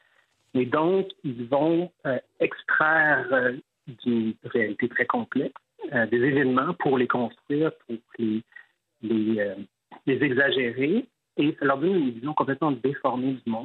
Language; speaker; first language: French; native; French